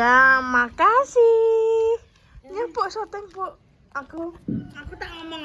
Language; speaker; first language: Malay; non-native, local second language; Javanese